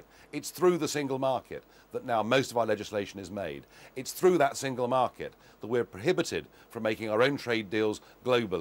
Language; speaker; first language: English; native; English